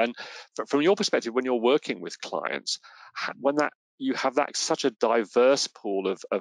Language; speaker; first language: English; native; English